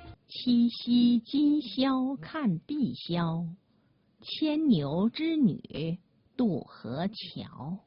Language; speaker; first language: Chinese; native; Chinese